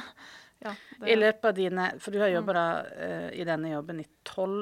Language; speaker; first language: Norwegian; native; Norwegian